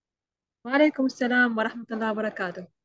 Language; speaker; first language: Arabic; native; Arabic